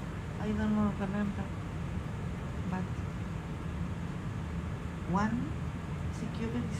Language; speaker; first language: English; non-native, learner; Spanish